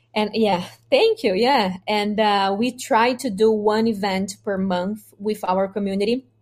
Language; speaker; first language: English; non-native, fluent; Portuguese